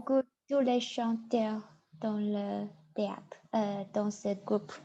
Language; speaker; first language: French; non-native, learner; Chinese